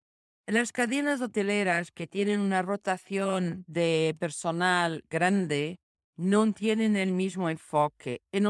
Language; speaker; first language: Spanish; non-native, fluent; Portuguese